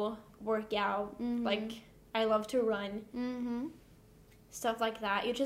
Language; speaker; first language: English; non-native, fluent; Norwegian